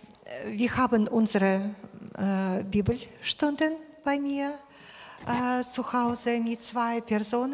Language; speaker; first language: German; non-native, fluent; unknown